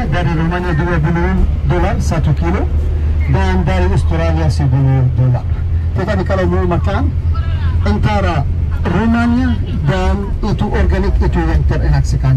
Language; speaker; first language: Indonesian; non-native, learner; Arabic